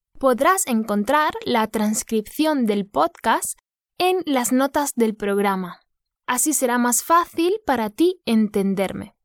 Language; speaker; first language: Spanish; native; Spanish